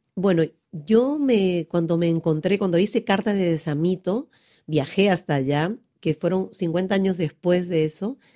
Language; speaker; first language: Spanish; native; Spanish